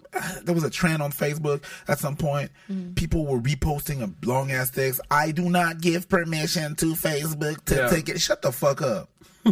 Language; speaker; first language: English; non-native, fluent; French